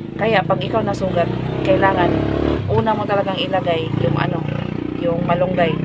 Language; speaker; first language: Filipino; non-native, local second language; Cebuano